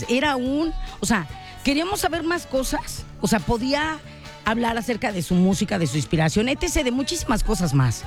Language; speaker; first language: Spanish; native; Spanish